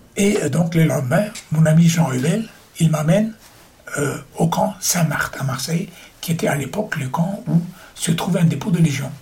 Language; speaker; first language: French; early bilingual, other home language; German